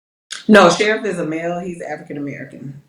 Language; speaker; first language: English; native; English